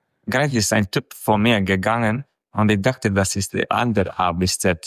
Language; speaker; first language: German; non-native, fluent; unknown